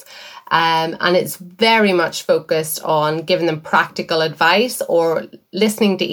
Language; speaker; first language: English; native; English